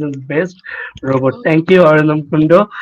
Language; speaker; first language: English; non-native, fluent; Bangla